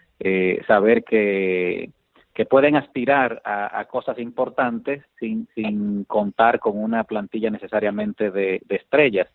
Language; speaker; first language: Spanish; native; Spanish